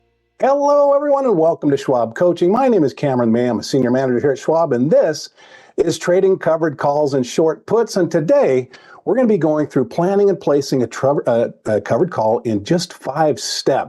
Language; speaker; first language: English; native; English